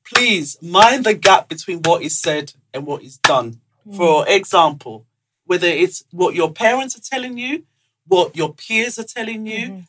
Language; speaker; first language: English; non-native, local second language; Yoruba